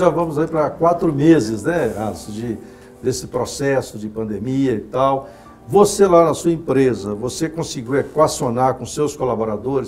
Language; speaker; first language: Portuguese; native; Portuguese